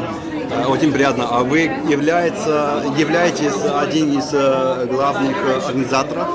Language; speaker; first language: Russian; non-native, learner; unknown